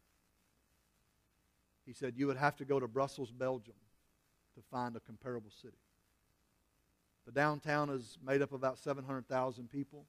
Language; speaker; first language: English; native; English